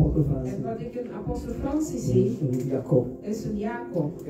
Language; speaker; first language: Dutch; non-native, local second language; Papiamento